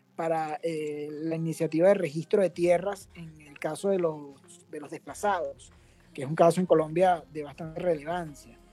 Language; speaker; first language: Spanish; native; Spanish